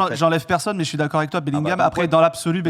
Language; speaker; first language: French; native; French